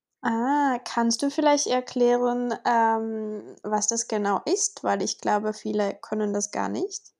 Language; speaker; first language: German; non-native, fluent; Czech